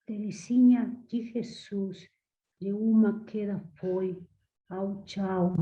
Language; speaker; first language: Portuguese; non-native, learner; Spanish